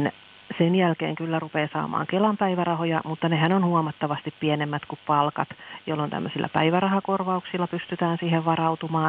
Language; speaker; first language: Finnish; native; Finnish